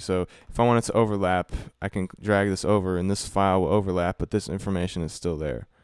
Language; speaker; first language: English; native; English